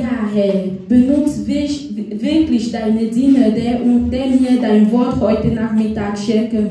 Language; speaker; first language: German; non-native, fluent; French